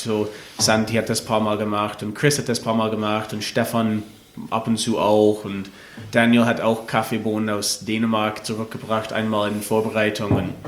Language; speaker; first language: German; non-native, fluent; English